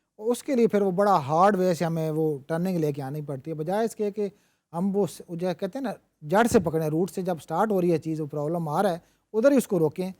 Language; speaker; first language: Urdu; non-native, local second language; Punjabi